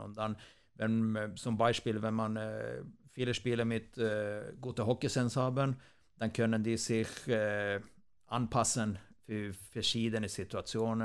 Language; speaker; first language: German; non-native, fluent; Swedish